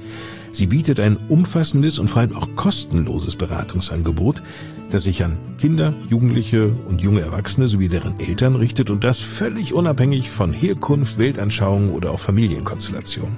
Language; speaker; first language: German; native; German